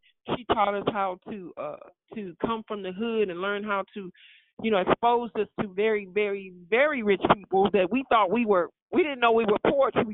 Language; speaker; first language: English; native; English